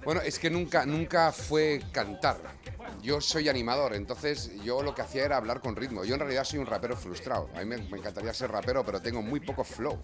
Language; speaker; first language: Spanish; native; Spanish